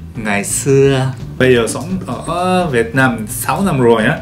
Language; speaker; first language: Vietnamese; non-native, fluent; Japanese